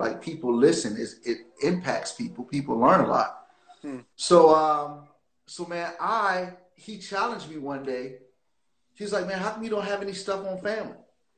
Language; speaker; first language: English; native; English